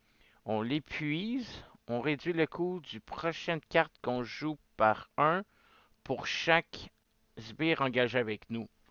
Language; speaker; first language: French; native; French